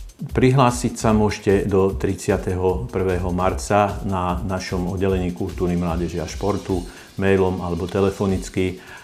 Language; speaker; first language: Slovak; native; Slovak